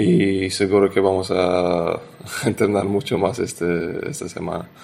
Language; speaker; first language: Spanish; non-native, learner; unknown